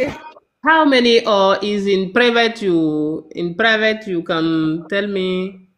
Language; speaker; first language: English; non-native, learner; French